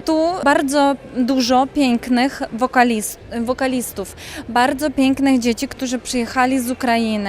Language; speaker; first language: Polish; non-native, learner; Ukrainian